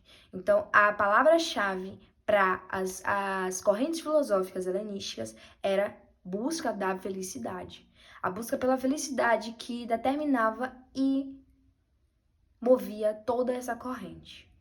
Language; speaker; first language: Portuguese; native; Portuguese